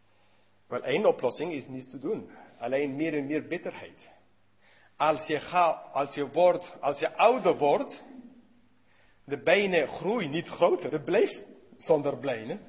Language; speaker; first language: Dutch; non-native, learner; English